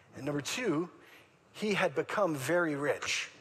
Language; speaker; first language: English; native; English